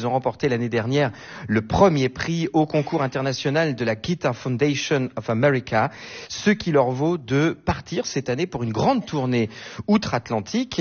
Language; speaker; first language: French; native; French